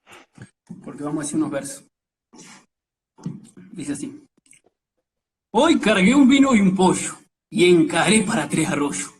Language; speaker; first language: Spanish; native; Spanish